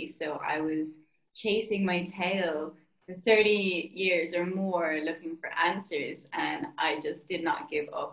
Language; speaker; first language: English; native; English